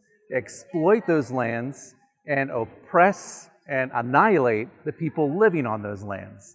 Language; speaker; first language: English; native; English